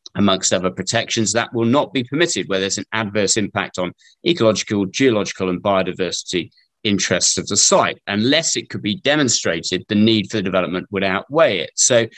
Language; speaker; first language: English; native; English